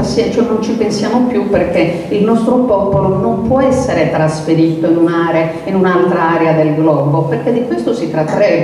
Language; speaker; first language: Italian; native; Italian